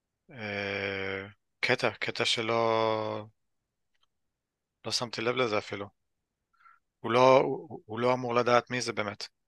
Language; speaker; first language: Hebrew; native; Hebrew